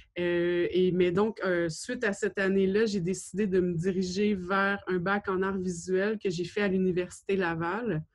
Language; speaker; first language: French; native; French